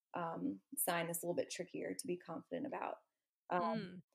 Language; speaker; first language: English; native; English